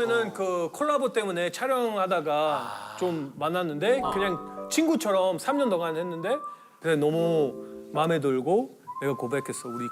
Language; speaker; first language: Korean; non-native, learner; French